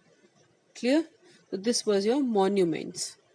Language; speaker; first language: English; non-native, local second language; Hindi